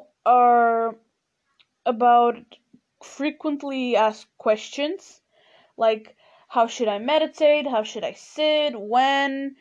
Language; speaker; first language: English; non-native, fluent; Portuguese